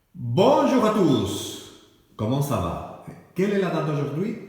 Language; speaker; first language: French; non-native, fluent; Spanish